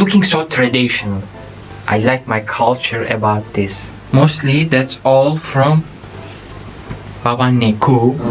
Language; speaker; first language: English; non-native, learner; Turkish